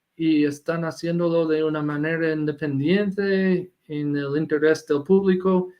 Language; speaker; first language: Spanish; non-native, fluent; English